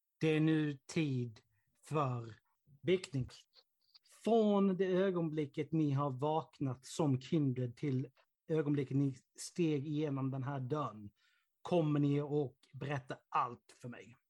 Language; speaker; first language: Swedish; native; Swedish